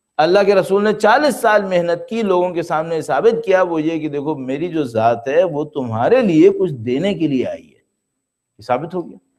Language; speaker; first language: Urdu; native; Urdu